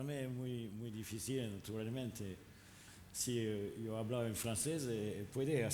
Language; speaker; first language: Spanish; non-native, learner; French